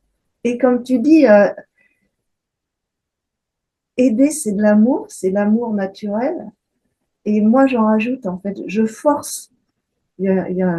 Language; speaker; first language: French; native; French